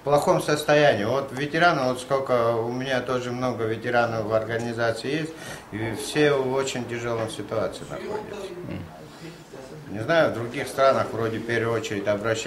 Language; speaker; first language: Russian; non-native, fluent; Georgian